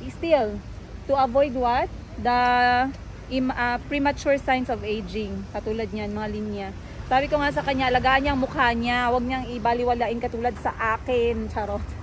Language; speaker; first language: Filipino; native; Filipino